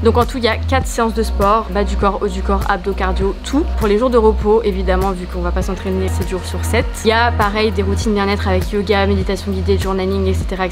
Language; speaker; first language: French; native; French